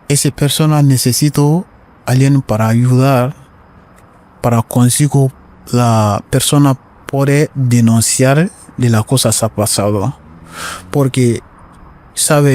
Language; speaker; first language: Spanish; non-native, learner; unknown